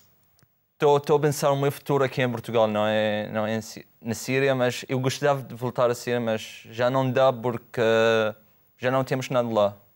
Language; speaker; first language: Portuguese; non-native, fluent; Arabic